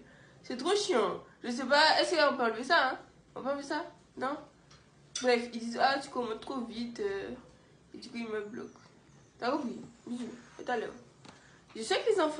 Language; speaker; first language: French; native; French